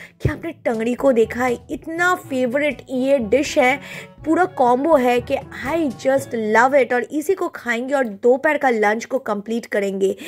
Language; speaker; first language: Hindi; non-native, local second language; Bangla